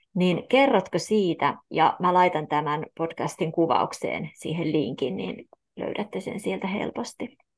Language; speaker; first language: Finnish; native; Finnish